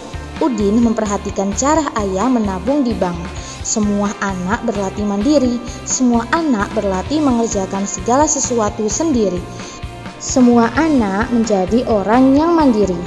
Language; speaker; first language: Indonesian; native; Indonesian